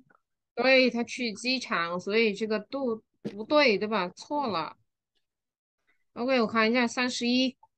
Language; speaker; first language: Chinese; non-native, fluent; Vietnamese